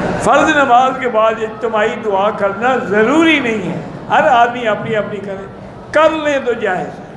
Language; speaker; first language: Urdu; native; Urdu